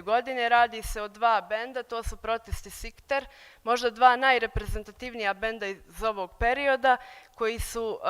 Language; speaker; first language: Bosnian; native; Bosnian